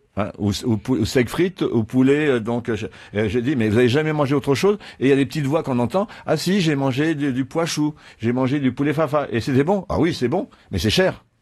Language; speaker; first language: French; native; French